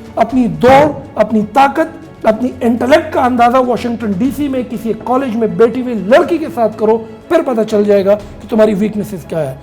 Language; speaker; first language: Urdu; non-native, local second language; Pashto